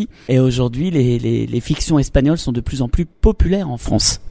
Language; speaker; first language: French; native; French